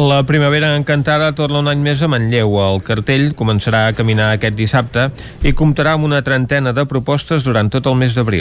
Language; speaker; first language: Catalan; native; Catalan